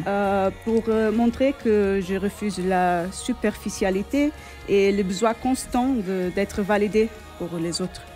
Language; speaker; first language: French; non-native, fluent; Portuguese